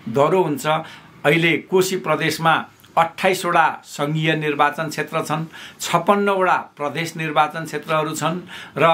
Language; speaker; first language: Nepali; native; Nepali